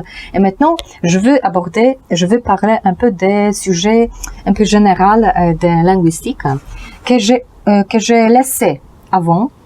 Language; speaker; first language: French; non-native, learner; Polish